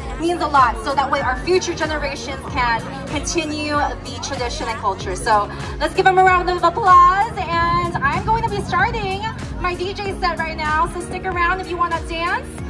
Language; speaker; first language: English; early bilingual, other home language; Vietnamese